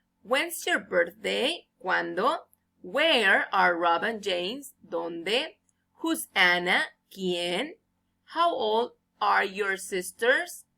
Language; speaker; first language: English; non-native, fluent; Spanish